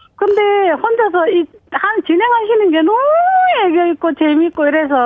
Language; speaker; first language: Korean; native; Korean